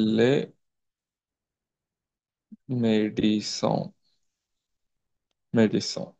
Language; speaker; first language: French; non-native, learner; Telugu